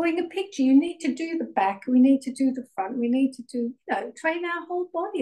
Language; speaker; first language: English; native; English